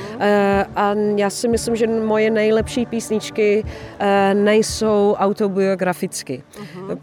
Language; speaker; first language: Czech; non-native, fluent; Dutch